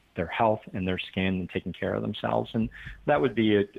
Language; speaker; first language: English; native; English